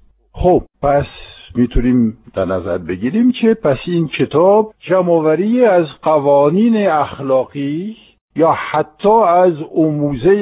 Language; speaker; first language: Persian; non-native, fluent; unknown